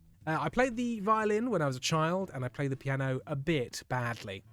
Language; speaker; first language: English; native; English